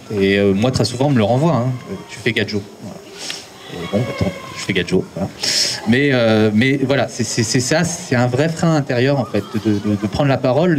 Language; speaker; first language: French; native; French